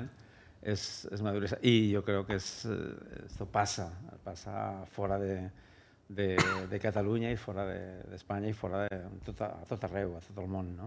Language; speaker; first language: Catalan; non-native, local second language; Spanish